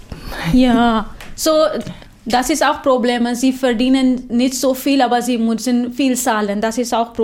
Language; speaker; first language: German; non-native, fluent; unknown